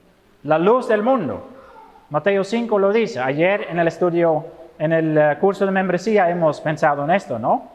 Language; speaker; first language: Spanish; non-native, fluent; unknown